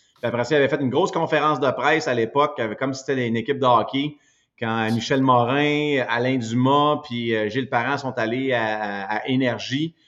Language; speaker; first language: French; native; French